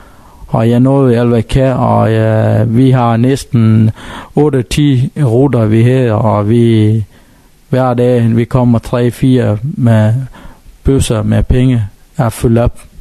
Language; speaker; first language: Danish; non-native, learner; Tamil